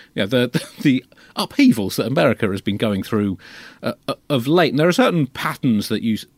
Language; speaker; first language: English; native; English